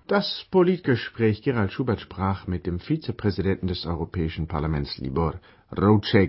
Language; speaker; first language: German; native; German